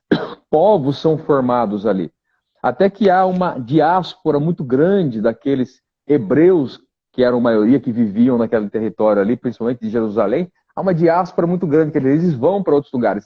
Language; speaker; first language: Portuguese; native; Portuguese